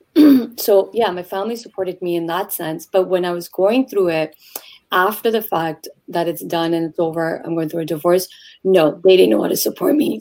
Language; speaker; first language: English; native; English